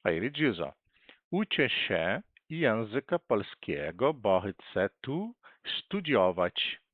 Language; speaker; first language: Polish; non-native, fluent; Portuguese